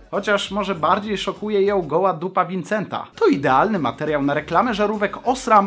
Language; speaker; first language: Polish; native; Polish